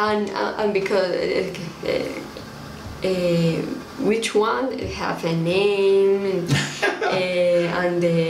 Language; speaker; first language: English; non-native, learner; Spanish